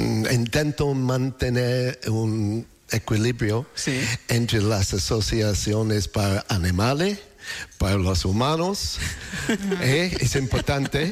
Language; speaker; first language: Spanish; non-native, fluent; English